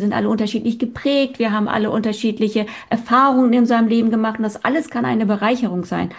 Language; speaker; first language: German; early bilingual, other home language; Turkish